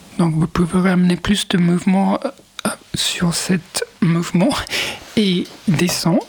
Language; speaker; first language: French; non-native, fluent; English